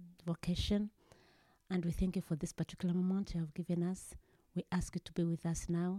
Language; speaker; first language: English; non-native, local second language; Kinyarwanda